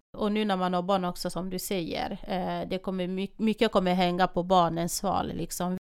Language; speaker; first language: Swedish; early bilingual, other home language; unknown